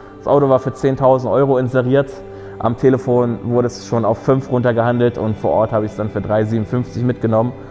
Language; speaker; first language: German; early bilingual, other home language; Polish